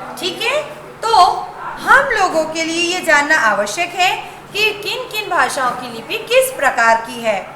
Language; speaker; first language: Hindi; native; Hindi